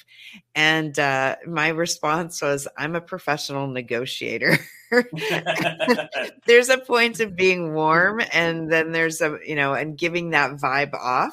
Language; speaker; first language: English; native; English